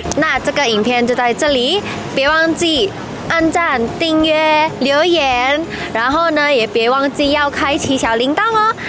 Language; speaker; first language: Chinese; non-native, fluent; Indonesian